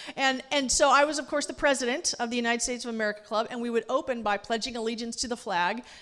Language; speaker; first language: English; native; English